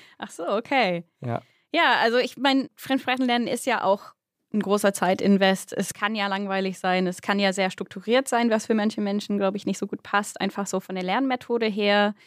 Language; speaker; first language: German; non-native, fluent; English